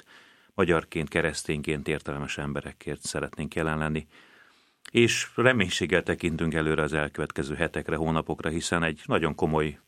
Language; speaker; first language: Hungarian; native; Hungarian